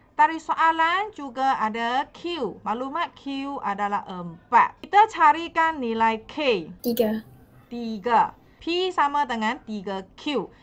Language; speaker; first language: Malay; non-native, local second language; Chinese